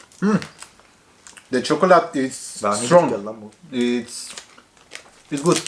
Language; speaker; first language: English; non-native, learner; Spanish